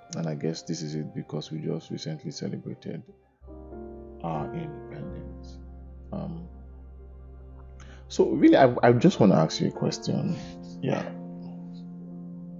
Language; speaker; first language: English; non-native, local second language; Igbo